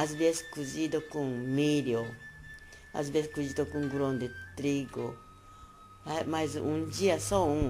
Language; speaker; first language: Portuguese; non-native, learner; Japanese